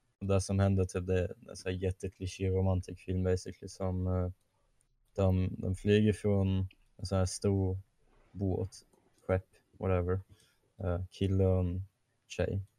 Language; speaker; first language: Swedish; non-native, fluent; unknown